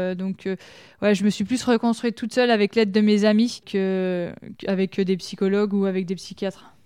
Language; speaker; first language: French; native; French